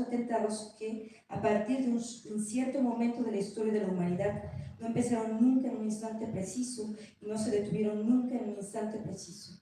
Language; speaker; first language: Spanish; native; Spanish